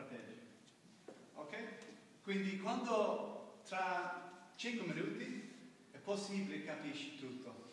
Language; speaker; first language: Italian; non-native, learner; English